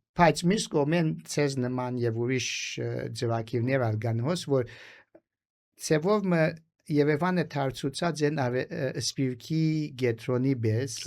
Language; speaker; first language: Armenian; early bilingual, heritage; Armenian